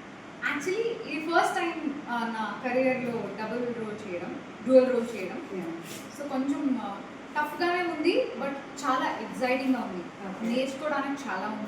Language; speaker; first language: Telugu; non-native, local second language; Kannada